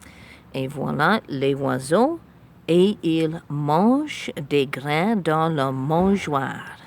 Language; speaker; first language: French; non-native, fluent; English